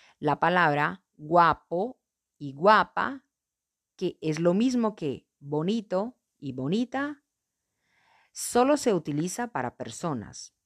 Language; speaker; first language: Spanish; non-native, fluent; Portuguese